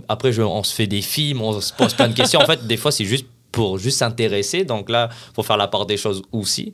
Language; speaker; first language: French; native; French